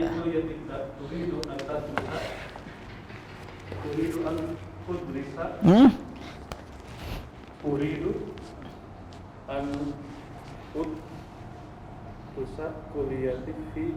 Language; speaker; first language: Arabic; non-native, learner; Indonesian